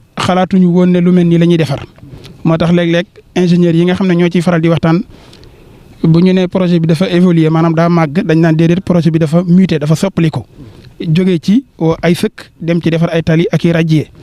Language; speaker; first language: Wolof; native; Wolof